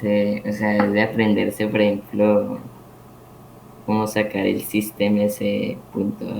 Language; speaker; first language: Spanish; native; Spanish